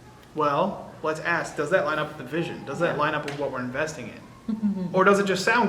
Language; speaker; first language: English; native; English